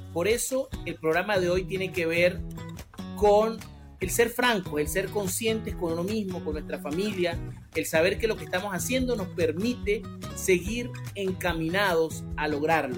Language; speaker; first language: Spanish; native; Spanish